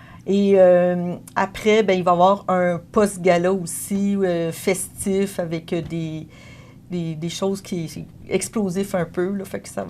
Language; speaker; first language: French; native; French